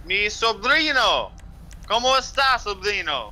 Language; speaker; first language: Spanish; non-native, learner; English